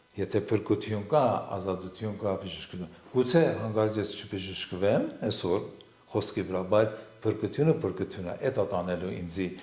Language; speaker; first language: Armenian; non-native, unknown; Assyrian Neo-Aramaic